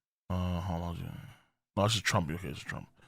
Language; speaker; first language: English; native; English